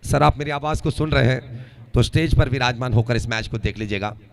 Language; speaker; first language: Hindi; non-native, local second language; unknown